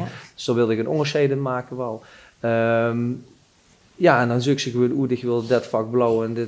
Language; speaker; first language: Dutch; native; Dutch